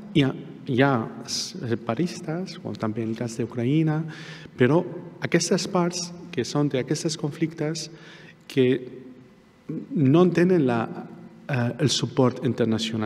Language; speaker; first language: Catalan; non-native, fluent; Arabic